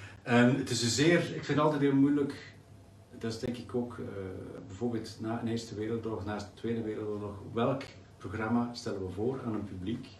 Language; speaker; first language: Dutch; native; Dutch